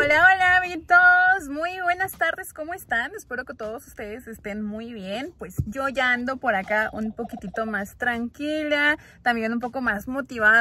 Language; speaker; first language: Spanish; native; Spanish